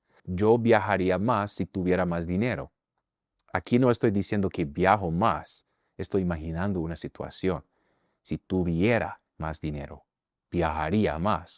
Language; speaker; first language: Spanish; non-native, fluent; English